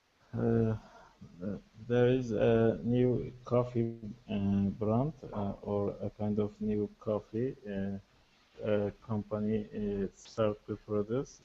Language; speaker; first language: English; non-native, learner; Turkish